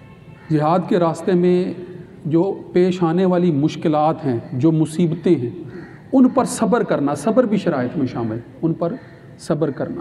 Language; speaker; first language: Urdu; native; Urdu